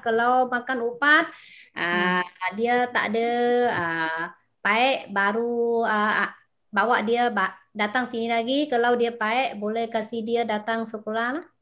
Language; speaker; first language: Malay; non-native, fluent; Vietnamese